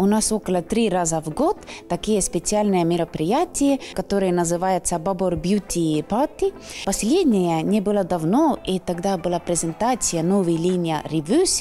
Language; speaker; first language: Russian; non-native, local second language; Estonian